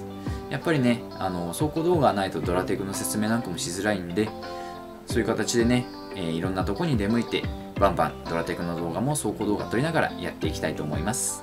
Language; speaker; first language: Japanese; native; Japanese